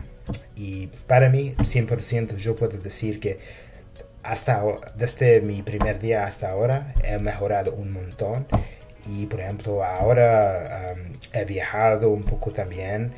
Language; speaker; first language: Spanish; non-native, fluent; English